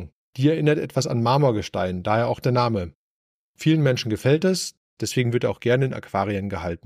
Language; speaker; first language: German; native; German